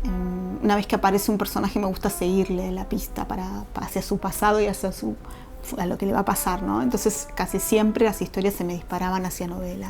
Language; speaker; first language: Spanish; native; Spanish